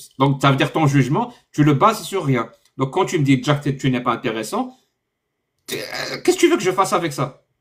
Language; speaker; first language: French; non-native, local second language; Arabic